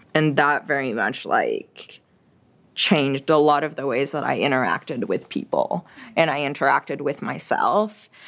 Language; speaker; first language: English; early bilingual, other home language; French